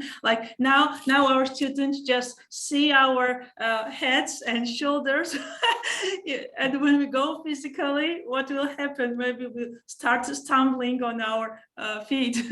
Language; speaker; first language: English; non-native, fluent; Georgian